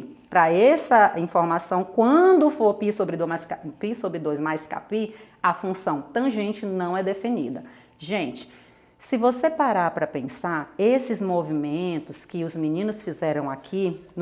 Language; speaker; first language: Portuguese; native; Portuguese